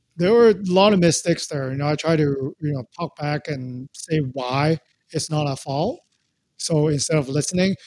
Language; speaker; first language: English; non-native, local second language; Cantonese